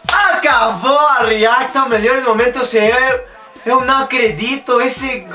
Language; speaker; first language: Spanish; non-native, learner; Portuguese